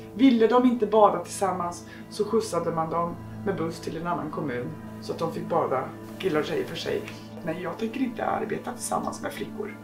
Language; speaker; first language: Swedish; native; Swedish